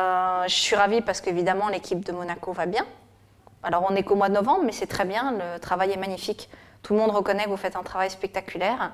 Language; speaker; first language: French; native; French